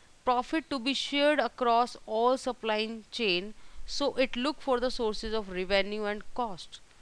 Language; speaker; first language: English; non-native, local second language; Hindi